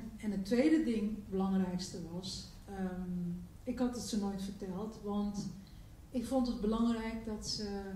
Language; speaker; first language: Dutch; early bilingual, other home language; Turkish